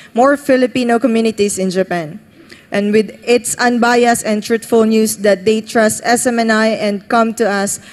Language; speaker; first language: English; non-native, local second language; Filipino